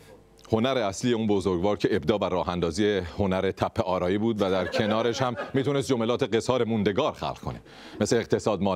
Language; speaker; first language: Persian; native; Persian